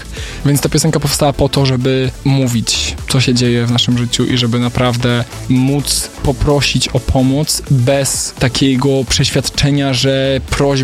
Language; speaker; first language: Polish; native; Polish